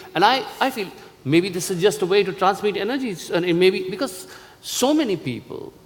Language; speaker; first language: English; non-native, local second language; Hindi